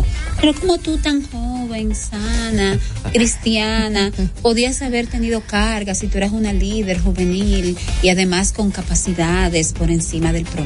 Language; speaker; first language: Spanish; native; Spanish